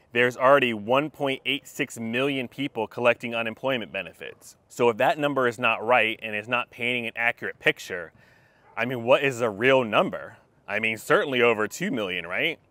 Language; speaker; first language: English; native; English